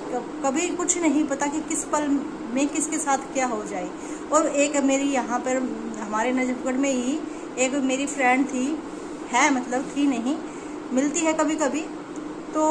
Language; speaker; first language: Hindi; native; Hindi